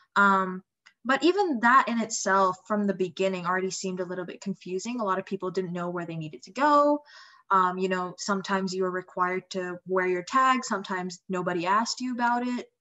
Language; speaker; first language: English; non-native, fluent; Indonesian